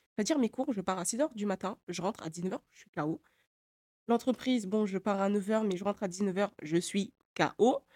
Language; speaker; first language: French; native; French